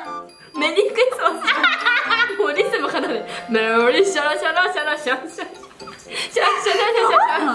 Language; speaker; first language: Japanese; native; Japanese